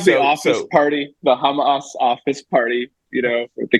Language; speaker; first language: English; native; English